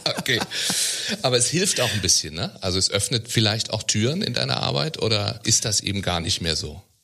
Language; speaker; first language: German; native; German